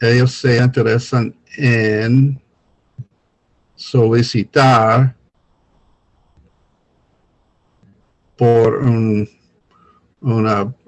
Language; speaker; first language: Spanish; non-native, learner; English